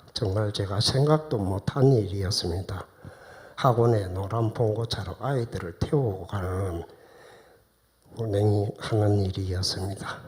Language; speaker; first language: Korean; native; Korean